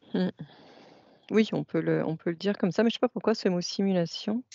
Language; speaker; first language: French; native; French